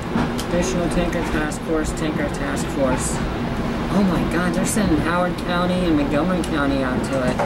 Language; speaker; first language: English; native; English